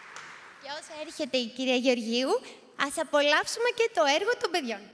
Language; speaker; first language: Greek; native; Greek